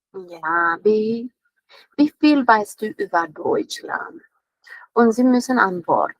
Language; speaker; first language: German; non-native, fluent; Spanish